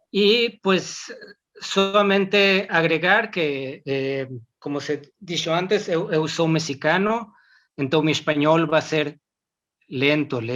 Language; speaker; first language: Portuguese; non-native, learner; Spanish